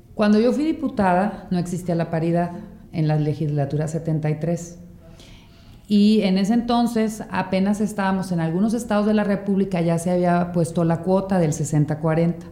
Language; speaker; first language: Spanish; native; Spanish